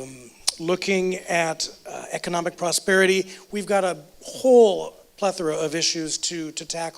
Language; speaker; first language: English; native; English